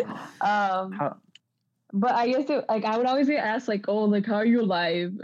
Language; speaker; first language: English; non-native, fluent; Spanish